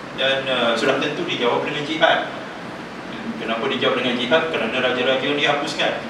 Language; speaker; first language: Malay; native; Malay